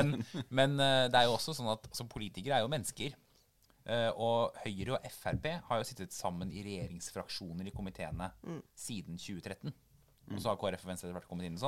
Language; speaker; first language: Norwegian; native; Norwegian